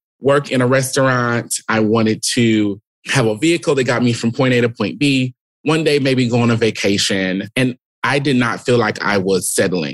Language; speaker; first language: English; native; English